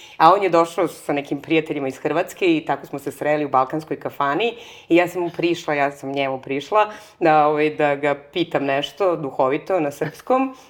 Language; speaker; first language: Serbian; native; Serbian